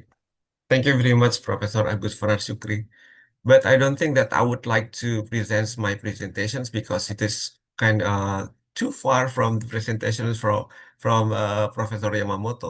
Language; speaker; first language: English; non-native, fluent; Indonesian